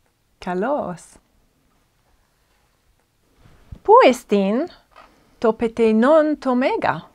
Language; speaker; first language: Greek; non-native, fluent; English